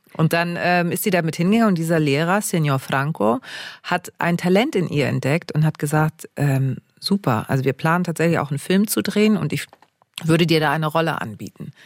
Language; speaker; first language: German; native; German